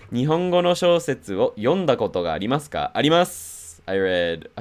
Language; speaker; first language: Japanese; non-native, fluent; English